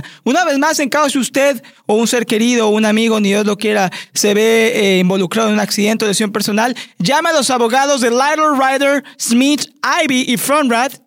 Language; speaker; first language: Spanish; native; Spanish